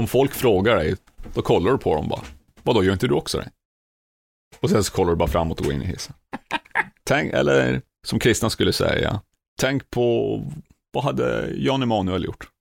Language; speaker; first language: Swedish; native; Swedish